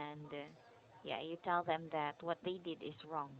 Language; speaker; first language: English; non-native, fluent; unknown